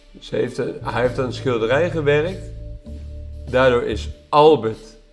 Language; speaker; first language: Dutch; native; Dutch